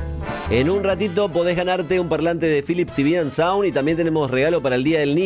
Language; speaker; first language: Spanish; native; Spanish